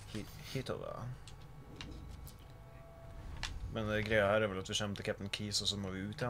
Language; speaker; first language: Norwegian; native; Norwegian